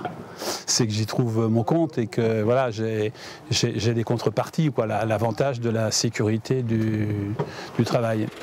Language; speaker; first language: French; native; French